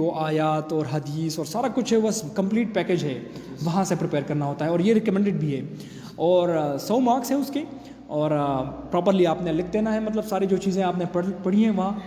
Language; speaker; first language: Urdu; non-native, local second language; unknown